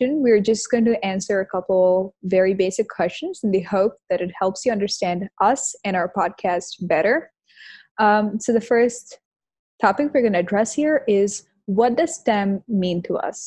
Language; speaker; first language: English; non-native, local second language; Hindi